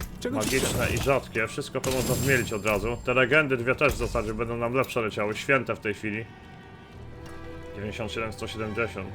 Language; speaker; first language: Polish; native; Polish